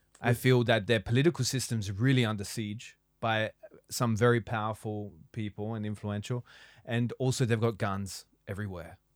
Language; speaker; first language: English; native; English